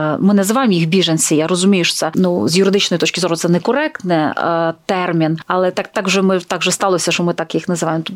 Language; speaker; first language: Ukrainian; native; Ukrainian